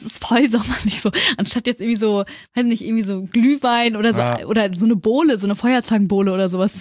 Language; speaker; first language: German; native; German